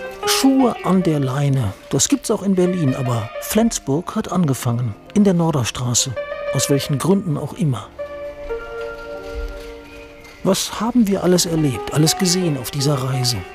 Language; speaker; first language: German; native; German